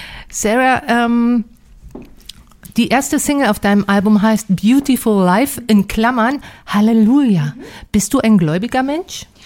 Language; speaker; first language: German; native; German